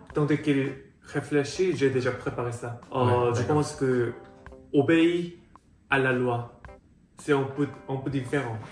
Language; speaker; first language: French; non-native, fluent; Korean